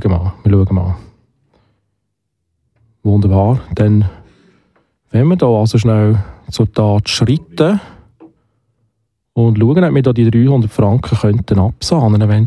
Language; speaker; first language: German; native; German